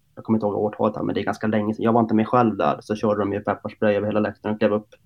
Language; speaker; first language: Swedish; native; Swedish